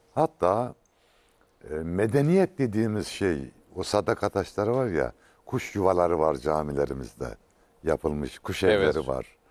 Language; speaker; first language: Turkish; native; Turkish